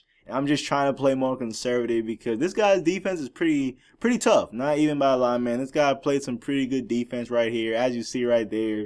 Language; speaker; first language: English; native; English